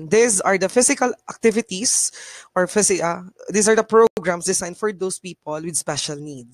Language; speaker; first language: English; non-native, local second language; Bikol